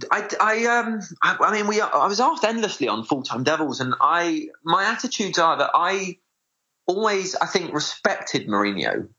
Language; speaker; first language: English; native; English